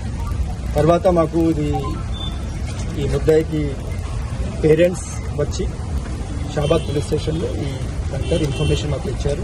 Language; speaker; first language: Telugu; non-native, learner; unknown